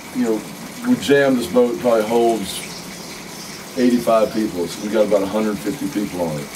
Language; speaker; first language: English; native; English